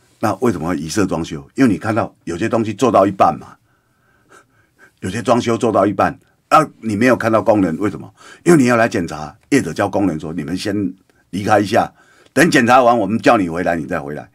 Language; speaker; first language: Chinese; native; Chinese